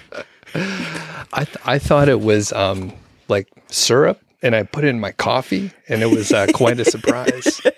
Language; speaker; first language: English; early bilingual, other home language; Filipino